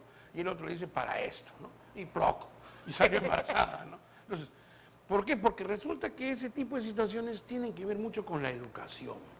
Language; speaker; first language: Spanish; native; Spanish